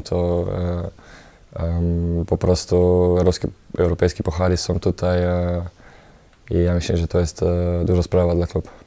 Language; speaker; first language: Polish; non-native, fluent; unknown